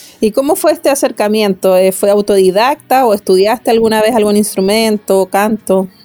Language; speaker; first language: Spanish; native; Spanish